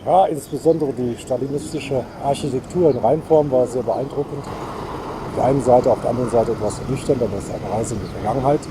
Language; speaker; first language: German; native; German